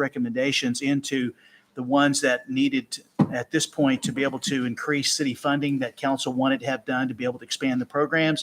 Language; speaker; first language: English; native; English